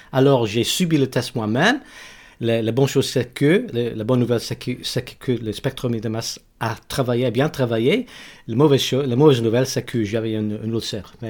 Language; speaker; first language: French; non-native, learner; English